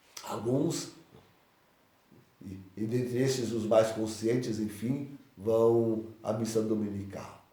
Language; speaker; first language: Portuguese; native; Portuguese